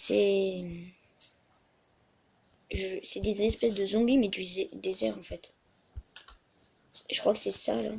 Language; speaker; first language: French; native; French